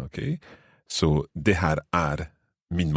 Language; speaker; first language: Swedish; non-native, learner; English